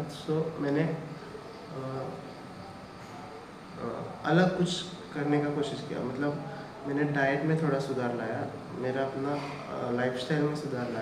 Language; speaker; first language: Hindi; non-native, local second language; Marathi